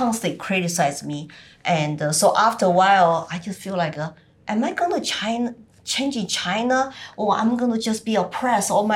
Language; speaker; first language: English; non-native, fluent; Chinese